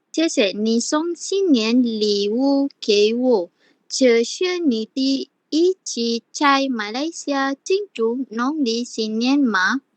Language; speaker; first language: Chinese; non-native, learner; Malay